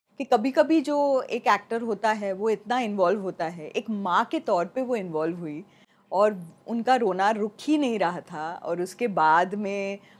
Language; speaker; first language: Hindi; non-native, local second language; Marathi